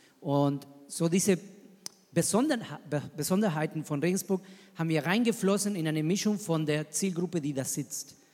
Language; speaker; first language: German; non-native, fluent; Spanish